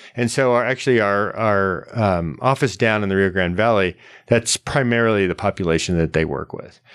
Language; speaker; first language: English; native; English